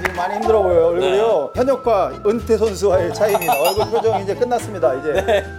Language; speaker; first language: Korean; native; Korean